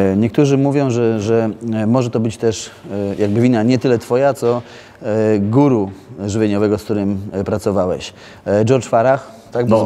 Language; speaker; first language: Polish; native; Polish